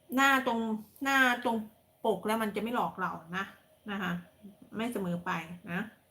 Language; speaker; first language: Thai; native; Thai